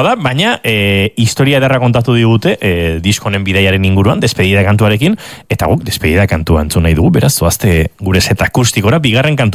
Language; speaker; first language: Basque; native; Basque